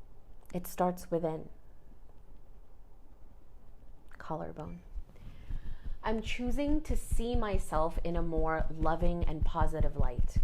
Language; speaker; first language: English; native; English